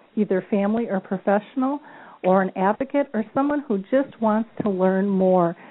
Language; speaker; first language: English; non-native, fluent; Dutch